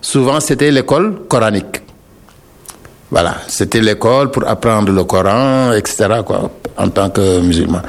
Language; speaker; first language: French; non-native, local second language; Wolof